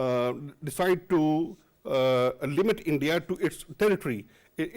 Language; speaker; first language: English; non-native, local second language; Urdu